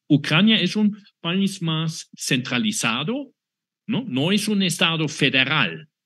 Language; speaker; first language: Spanish; non-native, fluent; German